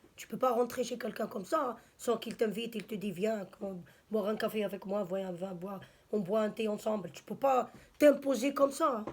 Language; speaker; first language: French; non-native, local second language; Arabic